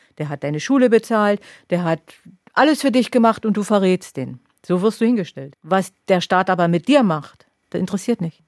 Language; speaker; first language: German; native; German